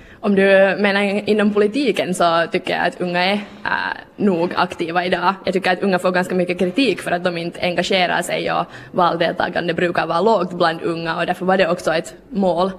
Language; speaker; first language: Swedish; native; Swedish